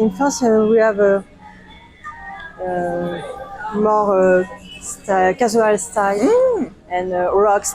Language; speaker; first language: English; non-native, learner; French